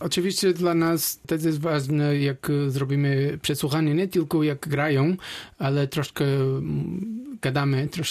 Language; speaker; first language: Polish; non-native, learner; Portuguese